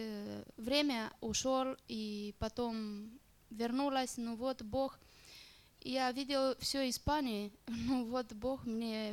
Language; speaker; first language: Russian; non-native, learner; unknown